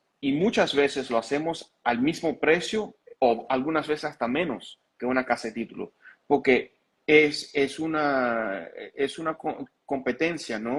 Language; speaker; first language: Spanish; early bilingual, heritage; Spanish